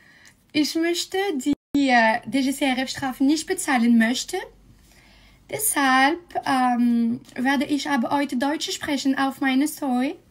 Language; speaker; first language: German; non-native, learner; French